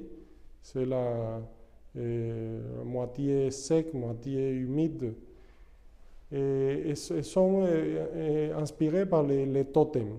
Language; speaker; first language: French; non-native, fluent; Spanish